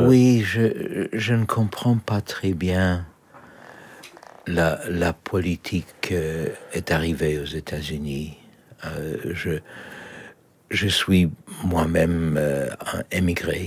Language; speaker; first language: French; non-native, learner; Polish